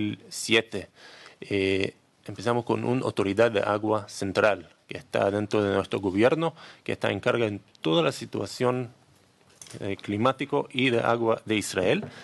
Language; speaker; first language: Spanish; non-native, learner; Hebrew